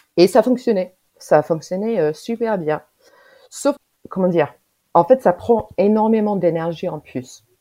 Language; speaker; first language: French; non-native, fluent; English